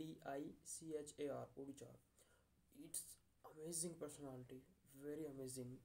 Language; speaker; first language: English; non-native, learner; Hindi